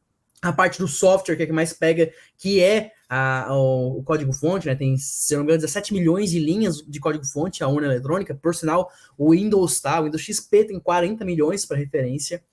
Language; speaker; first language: Portuguese; native; Portuguese